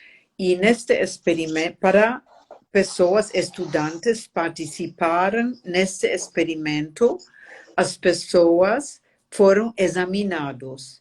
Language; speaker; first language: Portuguese; non-native, fluent; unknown